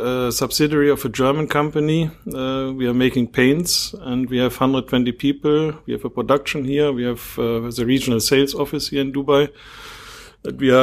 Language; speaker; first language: English; non-native, fluent; German